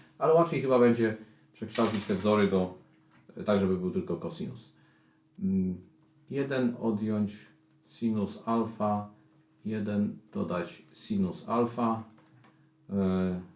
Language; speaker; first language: Polish; native; Polish